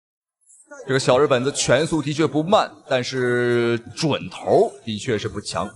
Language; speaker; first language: Chinese; native; Chinese